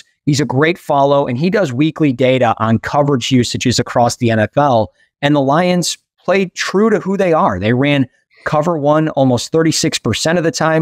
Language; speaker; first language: English; native; English